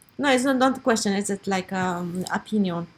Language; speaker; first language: English; non-native, learner; Russian